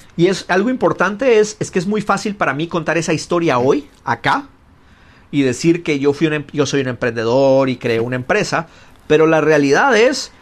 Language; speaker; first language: Spanish; native; Spanish